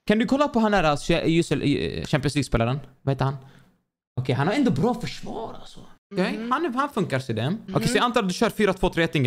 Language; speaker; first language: Swedish; native; Swedish